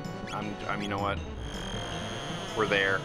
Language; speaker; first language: English; native; English